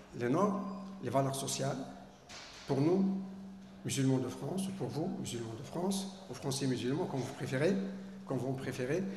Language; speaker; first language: French; non-native, local second language; Arabic